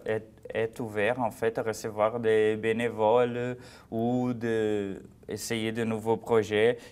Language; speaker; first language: French; non-native, fluent; Portuguese